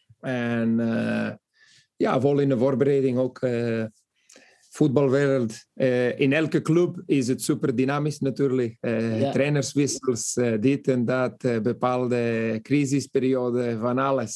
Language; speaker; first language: Dutch; non-native, fluent; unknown